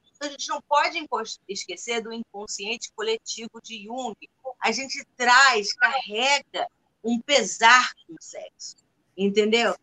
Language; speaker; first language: Portuguese; non-native, fluent; Spanish